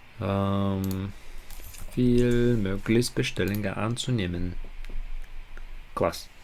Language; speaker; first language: German; non-native, learner; Ukrainian